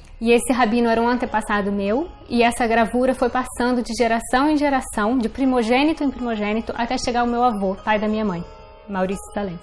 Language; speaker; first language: Portuguese; native; Portuguese